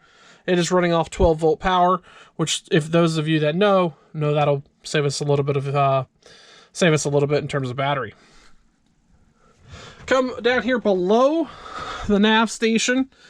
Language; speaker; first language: English; native; English